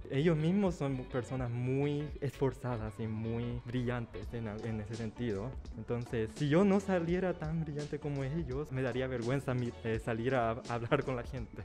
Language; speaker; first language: Spanish; early bilingual, other home language; Chinese